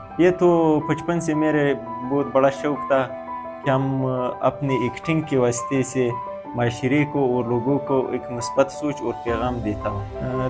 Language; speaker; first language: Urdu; non-native, local second language; Pashto